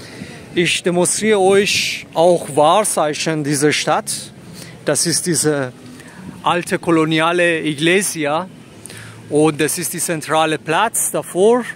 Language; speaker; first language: German; non-native, fluent; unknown